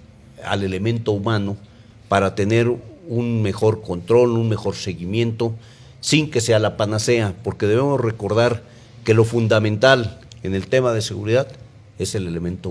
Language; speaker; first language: Spanish; native; Spanish